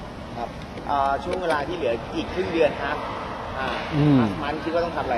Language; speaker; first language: Thai; native; Thai